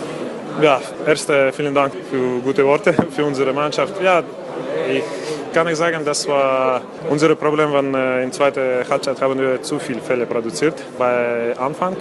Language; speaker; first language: German; non-native, learner; Russian